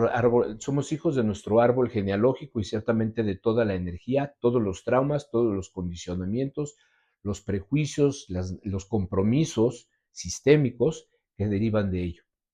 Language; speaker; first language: Spanish; native; Spanish